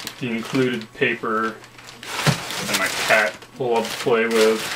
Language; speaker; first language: English; native; English